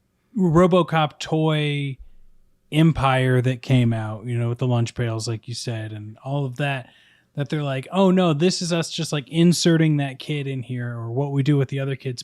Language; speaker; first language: English; native; English